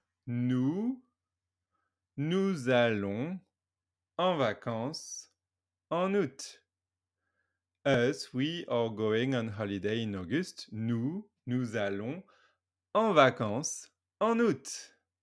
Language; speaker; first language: French; native; French